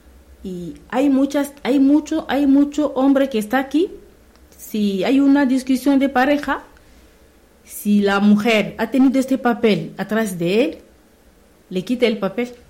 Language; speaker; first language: Spanish; non-native, learner; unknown